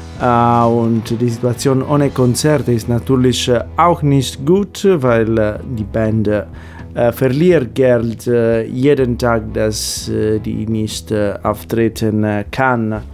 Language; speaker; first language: German; non-native, fluent; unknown